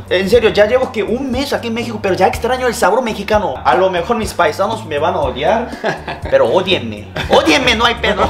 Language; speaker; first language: Spanish; non-native, fluent; Korean